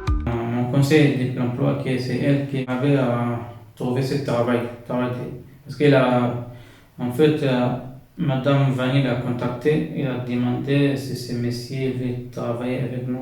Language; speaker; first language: French; non-native, fluent; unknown